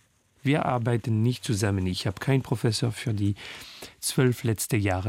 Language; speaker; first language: German; non-native, fluent; French